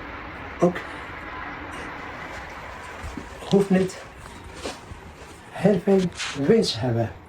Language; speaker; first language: Dutch; non-native, learner; Persian